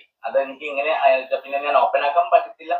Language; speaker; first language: Malayalam; non-native, fluent; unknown